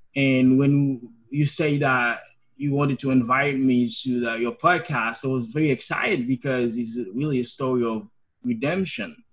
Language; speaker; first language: English; non-native, fluent; Haitian Creole